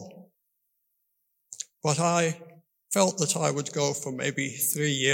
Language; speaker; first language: English; native; English